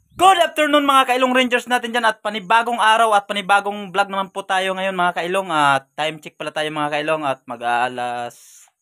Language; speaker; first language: Filipino; non-native, local second language; Masbatenyo